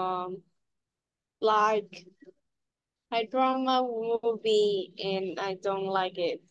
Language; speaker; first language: English; non-native, learner; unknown